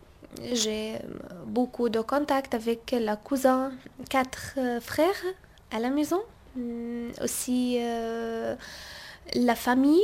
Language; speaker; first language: French; non-native, learner; Arabic